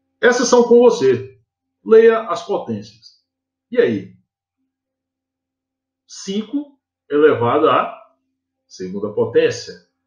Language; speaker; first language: Portuguese; native; Portuguese